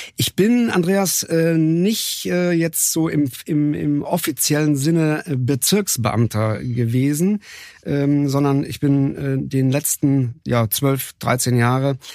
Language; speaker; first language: German; native; German